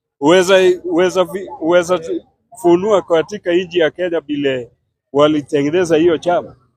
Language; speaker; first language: Swahili; non-native, local second language; Luo (Kenya and Tanzania)